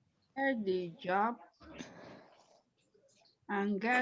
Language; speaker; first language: English; non-native, learner; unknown